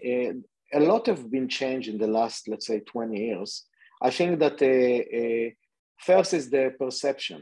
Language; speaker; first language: English; non-native, fluent; Hebrew